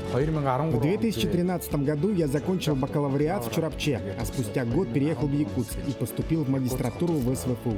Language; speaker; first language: Russian; non-native, fluent; Mongolian